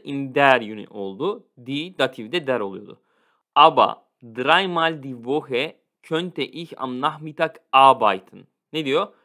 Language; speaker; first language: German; non-native, fluent; Turkish